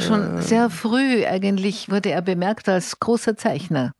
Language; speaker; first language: German; native; German